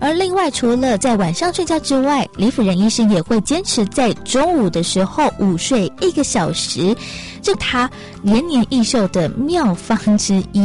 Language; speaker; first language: Chinese; native; Chinese